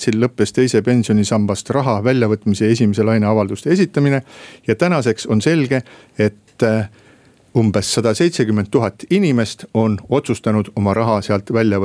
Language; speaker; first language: Estonian; native; Estonian